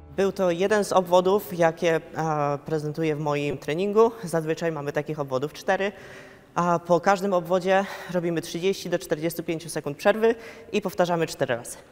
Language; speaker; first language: Polish; early bilingual, heritage; Polish